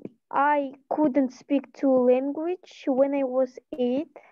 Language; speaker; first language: English; non-native, learner; Russian